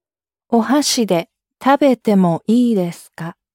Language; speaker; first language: Japanese; non-native, learner; English